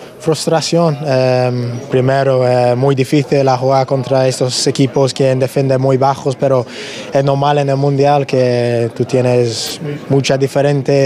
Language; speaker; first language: Spanish; non-native, learner; English